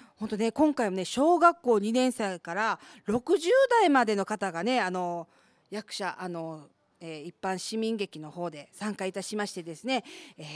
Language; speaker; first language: Japanese; native; Japanese